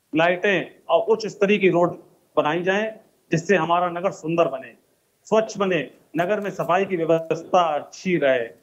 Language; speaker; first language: Hindi; native; Hindi